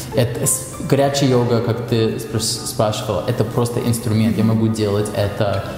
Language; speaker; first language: Russian; non-native, fluent; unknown